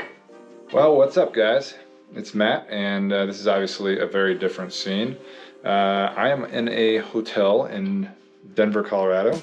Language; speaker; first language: English; native; English